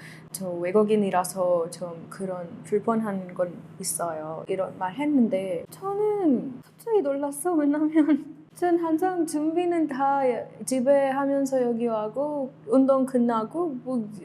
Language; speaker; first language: Korean; non-native, learner; Kannada